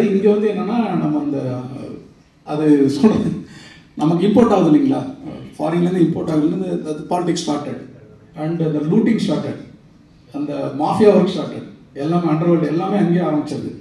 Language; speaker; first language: Tamil; native; Tamil